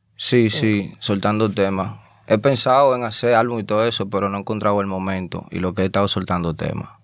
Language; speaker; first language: Spanish; native; Spanish